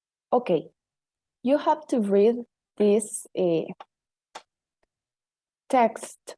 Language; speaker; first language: English; non-native, fluent; Spanish